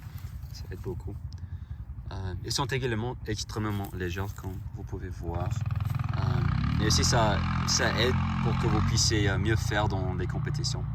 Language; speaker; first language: French; non-native, fluent; English